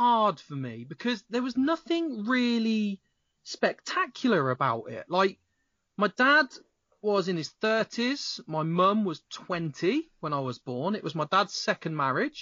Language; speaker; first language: English; native; English